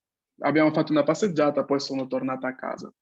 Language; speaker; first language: Italian; non-native, fluent; Spanish